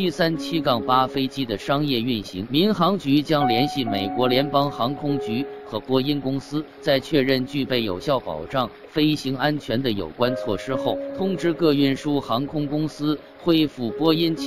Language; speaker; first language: Chinese; native; Chinese